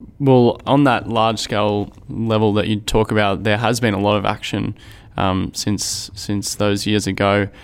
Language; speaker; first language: English; native; English